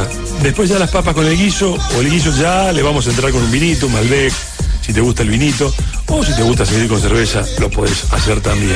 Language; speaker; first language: Spanish; native; Spanish